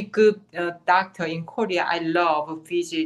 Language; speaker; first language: English; non-native, fluent; Korean